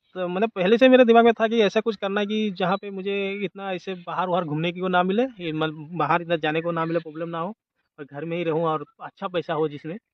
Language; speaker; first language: Hindi; non-native, local second language; Assamese